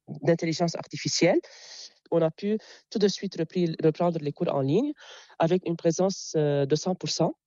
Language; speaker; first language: French; non-native, local second language; Arabic